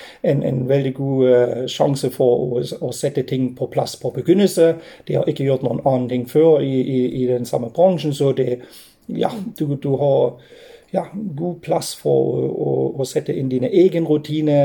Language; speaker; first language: Norwegian; non-native, fluent; German